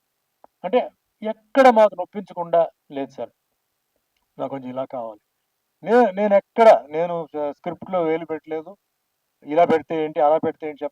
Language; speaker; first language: Telugu; native; Telugu